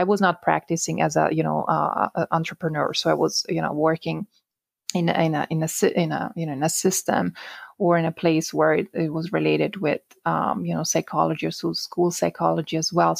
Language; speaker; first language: English; non-native, fluent; Italian